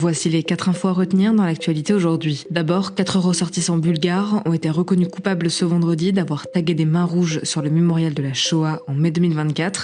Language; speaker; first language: French; native; French